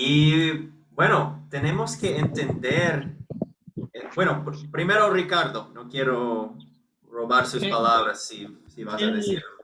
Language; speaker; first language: Spanish; non-native, fluent; English